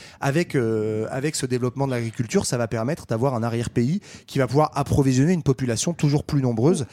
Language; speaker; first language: French; native; French